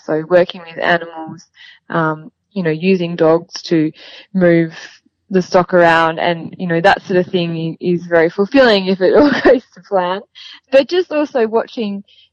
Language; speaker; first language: English; native; English